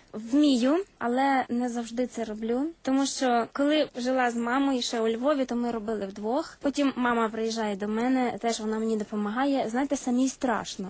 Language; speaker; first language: Ukrainian; native; Ukrainian